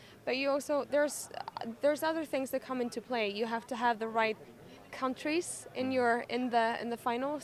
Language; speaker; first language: English; non-native, fluent; Icelandic